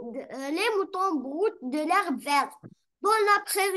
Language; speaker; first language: French; non-native, learner; Arabic